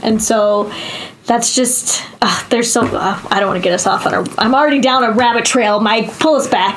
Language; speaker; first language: English; native; English